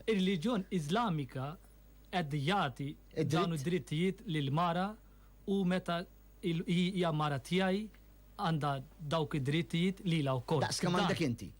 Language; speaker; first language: Maltese; non-native, fluent; Urdu